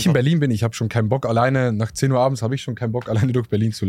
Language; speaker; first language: German; native; German